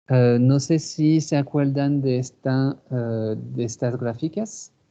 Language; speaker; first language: Spanish; non-native, fluent; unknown